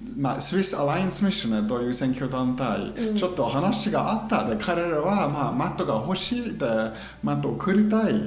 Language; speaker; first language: Japanese; non-native, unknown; German